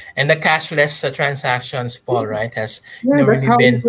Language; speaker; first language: English; non-native, local second language; Pampanga